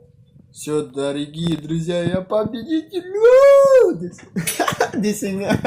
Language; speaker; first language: Russian; non-native, local second language; Kazakh